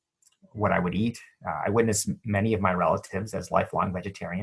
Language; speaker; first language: English; native; English